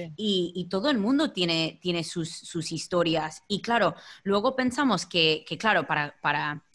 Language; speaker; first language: Spanish; non-native, fluent; English